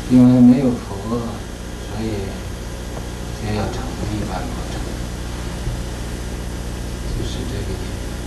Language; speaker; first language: Chinese; native; Chinese